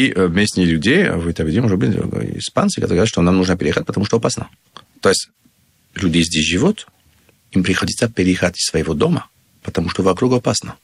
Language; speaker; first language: Russian; non-native, learner; French